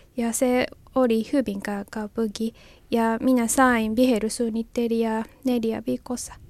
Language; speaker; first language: Finnish; non-native, learner; Japanese